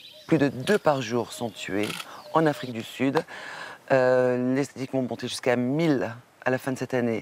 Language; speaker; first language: French; native; French